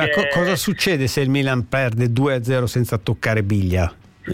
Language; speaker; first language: Italian; native; Italian